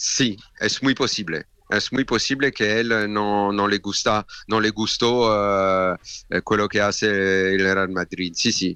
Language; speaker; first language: Spanish; non-native, learner; French